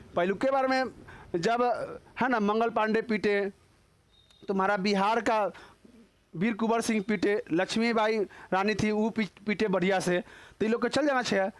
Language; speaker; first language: Hindi; native; Hindi